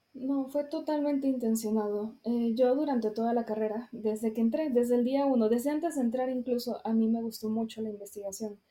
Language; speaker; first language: Spanish; native; Spanish